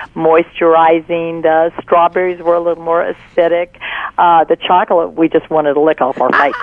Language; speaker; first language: English; native; English